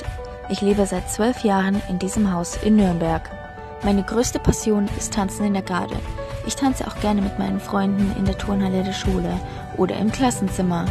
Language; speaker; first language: German; early bilingual, other home language; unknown